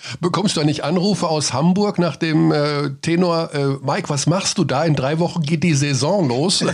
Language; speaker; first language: German; native; German